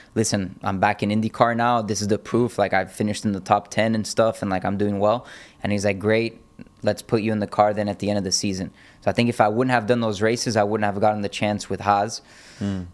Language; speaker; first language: English; native; English